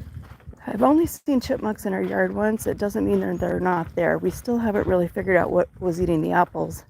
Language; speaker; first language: English; native; English